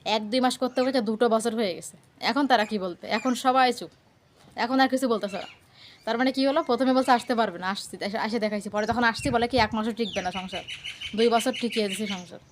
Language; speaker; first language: Bangla; native; Bangla